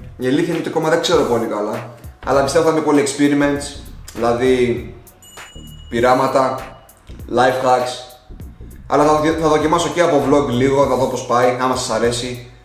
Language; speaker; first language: Greek; early bilingual, other home language; Russian